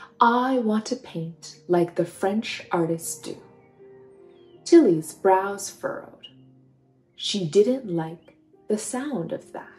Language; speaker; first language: English; native; English